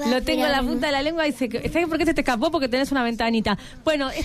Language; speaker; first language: Spanish; native; Spanish